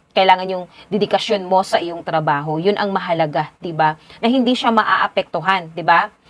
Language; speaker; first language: Filipino; non-native, local second language; Cebuano